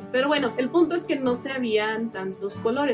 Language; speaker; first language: Spanish; native; Spanish